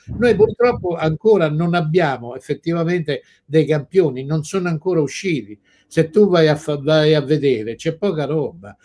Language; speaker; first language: Italian; early bilingual, other home language; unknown